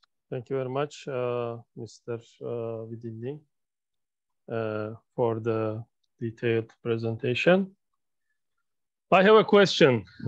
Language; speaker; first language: English; non-native, fluent; Turkish